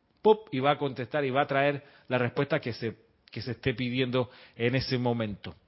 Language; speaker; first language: Spanish; native; Spanish